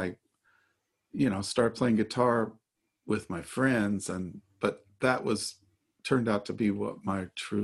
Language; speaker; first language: English; native; English